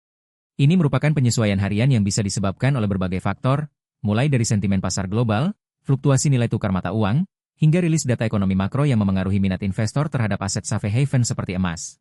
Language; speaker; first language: Indonesian; native; Indonesian